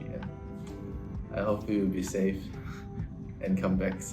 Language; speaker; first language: English; non-native, local second language; Cantonese